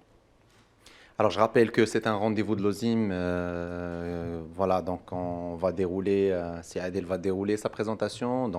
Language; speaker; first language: French; non-native, local second language; Arabic